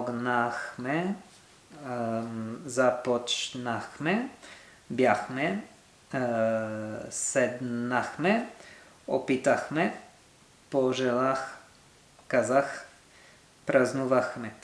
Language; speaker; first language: Bulgarian; non-native, learner; English